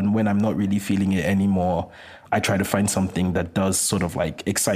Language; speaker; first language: English; non-native, local second language; Yoruba